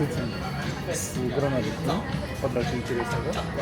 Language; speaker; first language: Russian; native; Russian